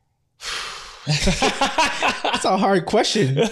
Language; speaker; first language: English; native; English